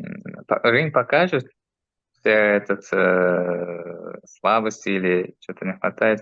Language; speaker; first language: Russian; non-native, fluent; Uzbek